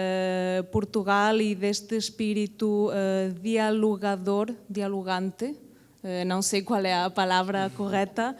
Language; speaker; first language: Portuguese; non-native, fluent; Catalan